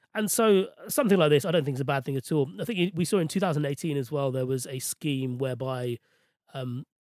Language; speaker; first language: English; native; English